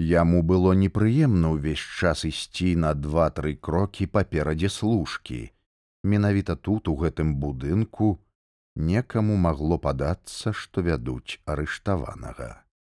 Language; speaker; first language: Belarusian; native; Belarusian